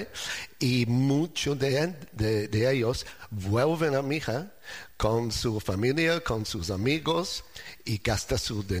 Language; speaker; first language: Spanish; non-native, learner; English